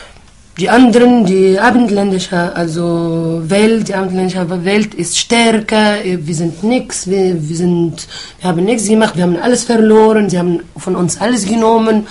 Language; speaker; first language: German; non-native, fluent; Arabic